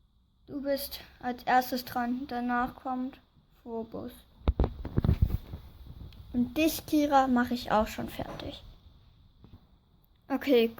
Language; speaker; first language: German; native; German